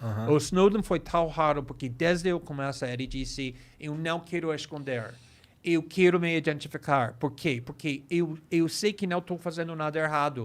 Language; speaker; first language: Portuguese; non-native, fluent; English